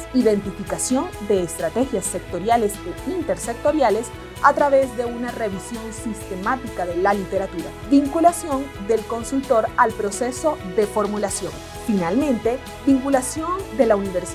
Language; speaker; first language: Spanish; native; Spanish